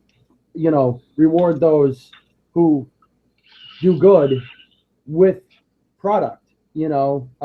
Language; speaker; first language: English; native; English